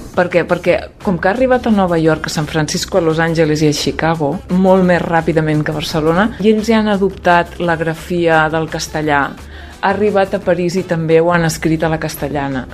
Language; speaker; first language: Catalan; native; Catalan